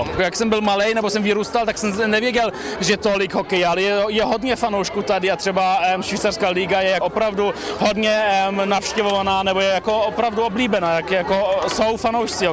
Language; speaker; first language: Czech; early bilingual, heritage; Czech